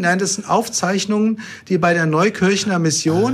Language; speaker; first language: German; native; German